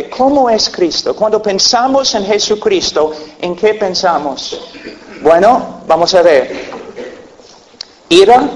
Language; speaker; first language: Spanish; non-native, fluent; English